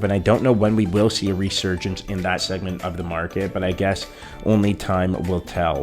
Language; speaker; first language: English; native; English